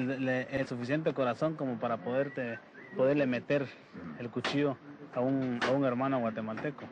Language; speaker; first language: Spanish; native; Spanish